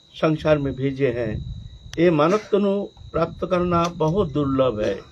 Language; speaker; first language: Hindi; non-native, local second language; Bangla